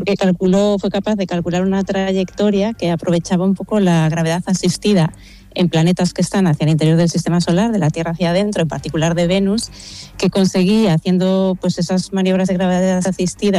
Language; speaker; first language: Spanish; native; Spanish